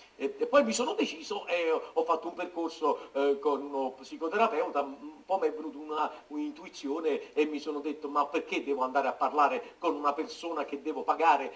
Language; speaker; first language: Italian; native; Italian